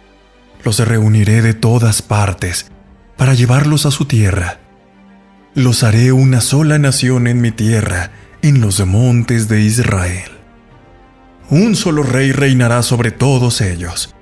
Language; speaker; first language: Spanish; native; Spanish